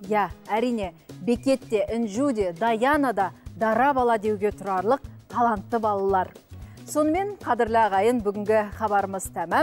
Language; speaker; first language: Kazakh; native; Kazakh